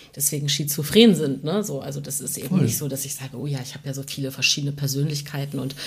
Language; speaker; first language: German; native; German